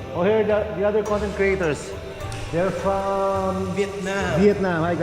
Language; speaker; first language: English; non-native, local second language; Filipino